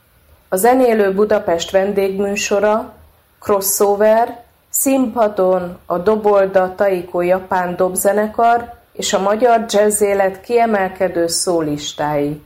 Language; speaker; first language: Hungarian; native; Hungarian